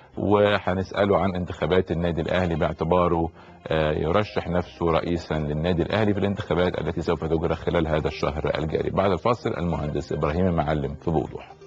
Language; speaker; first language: Arabic; native; Arabic